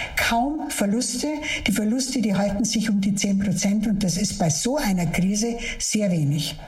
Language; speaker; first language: German; native; German